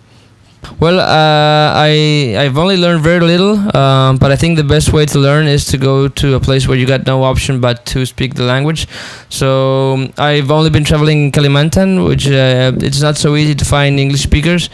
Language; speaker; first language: English; non-native, fluent; Spanish